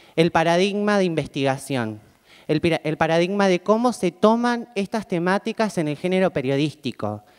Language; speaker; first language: Spanish; native; Spanish